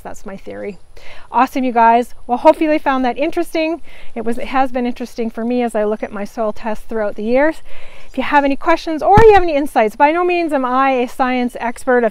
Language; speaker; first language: English; native; English